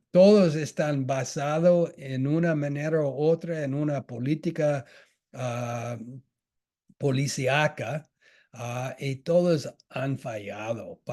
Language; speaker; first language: Spanish; non-native, fluent; English